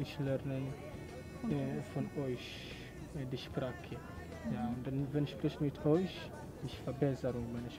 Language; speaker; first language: German; non-native, learner; Swahili